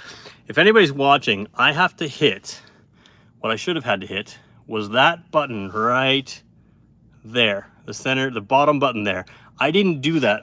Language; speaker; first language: English; native; English